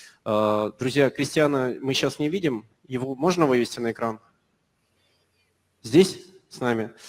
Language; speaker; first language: Russian; native; Russian